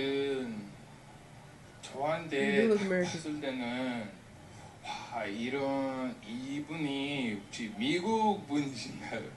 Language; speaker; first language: Korean; non-native, learner; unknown